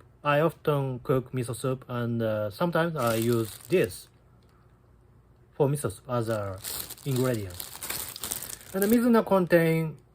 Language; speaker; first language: English; non-native, learner; Japanese